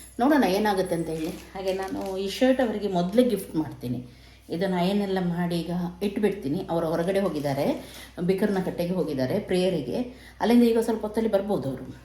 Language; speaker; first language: Kannada; native; Kannada